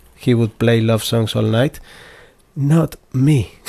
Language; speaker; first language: English; non-native, fluent; Spanish